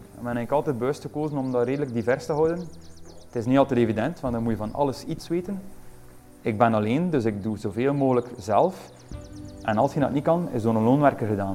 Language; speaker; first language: Dutch; native; Dutch